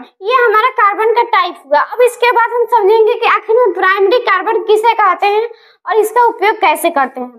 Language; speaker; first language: Hindi; native; Hindi